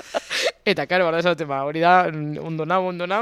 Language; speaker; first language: Basque; native; Basque